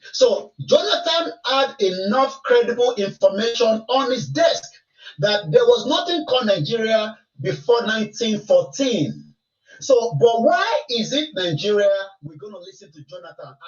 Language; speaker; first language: English; non-native, local second language; Yoruba